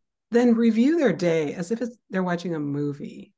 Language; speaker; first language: English; native; English